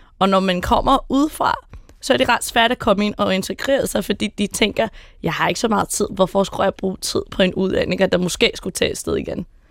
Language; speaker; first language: Danish; non-native, fluent; Persian